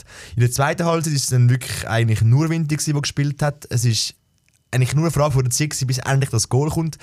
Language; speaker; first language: German; native; German